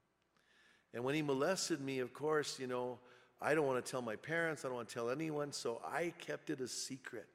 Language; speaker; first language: English; native; English